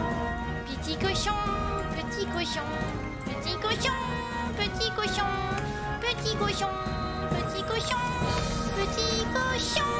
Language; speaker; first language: French; native; French